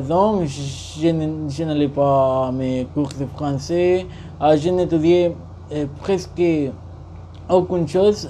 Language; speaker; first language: French; non-native, learner; Spanish